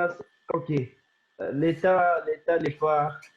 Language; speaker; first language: French; non-native, local second language; Swahili